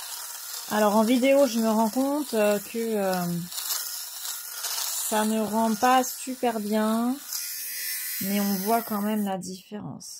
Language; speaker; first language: French; native; French